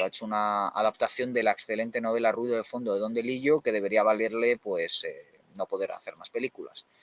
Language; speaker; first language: Spanish; native; Spanish